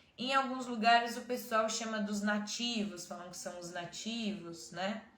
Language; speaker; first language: Portuguese; native; Portuguese